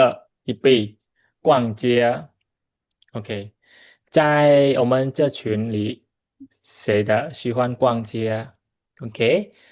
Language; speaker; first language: Chinese; non-native, fluent; Khmer